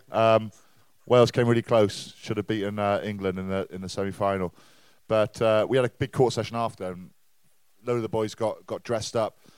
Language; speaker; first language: English; native; English